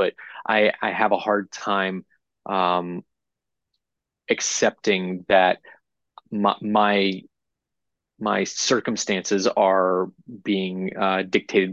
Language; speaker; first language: English; native; English